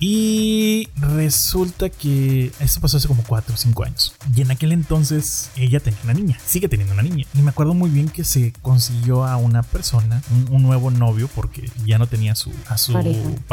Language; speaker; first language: Spanish; native; Spanish